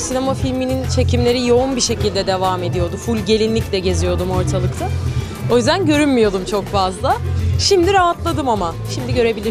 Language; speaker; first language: Turkish; native; Turkish